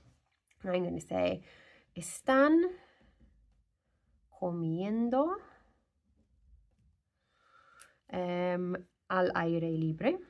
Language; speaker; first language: Spanish; non-native, fluent; English